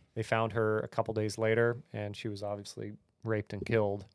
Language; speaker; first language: English; native; English